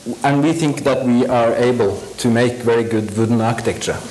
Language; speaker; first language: English; non-native, fluent; Norwegian